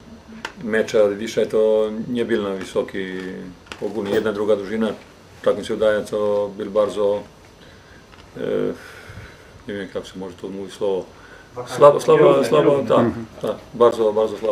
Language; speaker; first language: Polish; non-native, learner; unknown